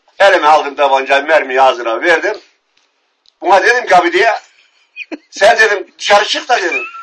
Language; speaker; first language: Turkish; native; Turkish